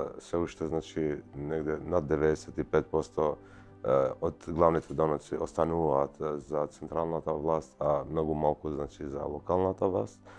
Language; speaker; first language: Macedonian; non-native, local second language; Albanian